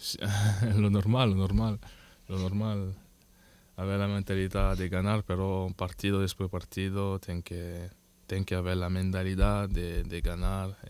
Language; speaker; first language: Spanish; non-native, learner; French